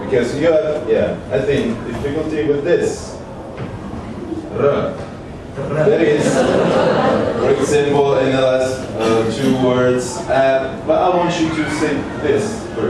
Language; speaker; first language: English; non-native, learner; Italian